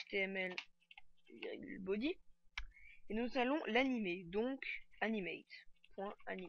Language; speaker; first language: French; native; French